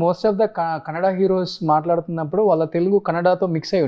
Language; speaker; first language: Telugu; native; Telugu